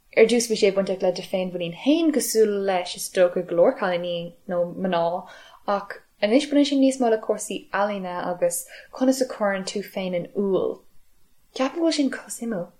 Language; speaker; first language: Irish; non-native, local second language; English